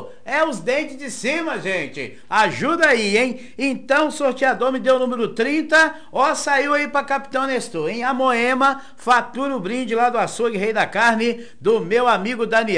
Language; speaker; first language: Portuguese; native; Portuguese